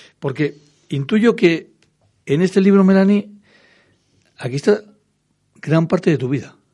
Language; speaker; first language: Spanish; native; Spanish